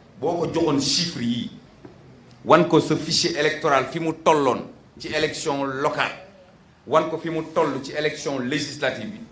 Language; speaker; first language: Wolof; native; Wolof